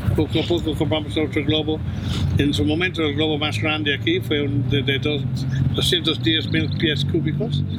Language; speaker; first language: Spanish; non-native, fluent; English